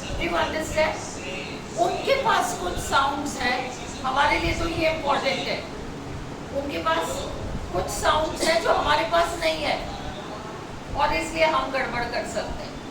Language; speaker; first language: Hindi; native; Hindi